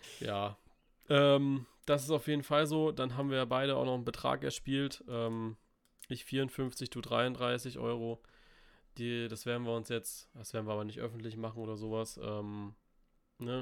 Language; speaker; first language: German; native; German